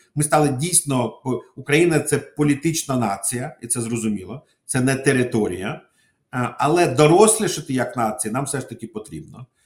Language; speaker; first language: Ukrainian; non-native, local second language; Russian